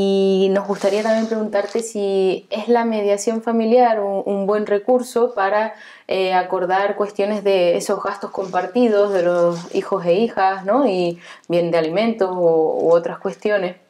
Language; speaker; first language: Spanish; native; Spanish